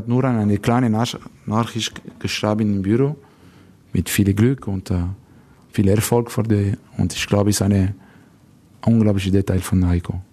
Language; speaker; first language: German; non-native, learner; French